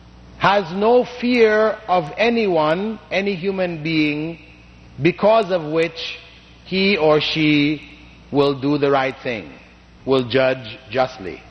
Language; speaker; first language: English; non-native, fluent; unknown